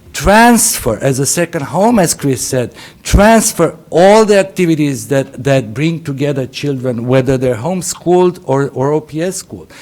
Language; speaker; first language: English; non-native, fluent; Romanian